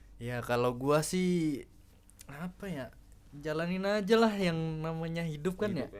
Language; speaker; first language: Indonesian; native; Indonesian